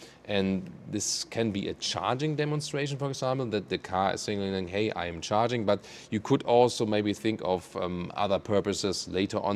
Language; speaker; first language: English; non-native, fluent; German